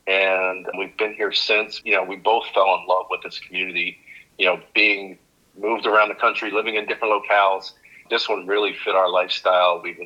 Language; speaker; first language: English; native; English